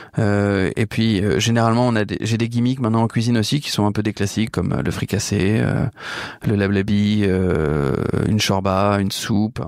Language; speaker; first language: French; native; French